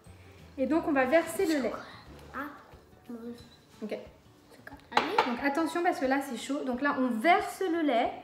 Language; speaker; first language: French; native; French